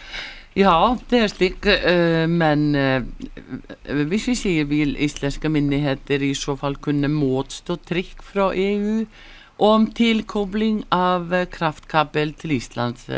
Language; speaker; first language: Norwegian; non-native, learner; Icelandic